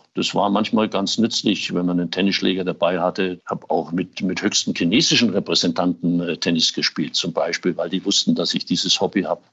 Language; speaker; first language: German; native; German